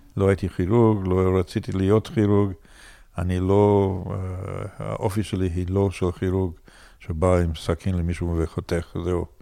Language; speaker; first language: Hebrew; non-native, fluent; English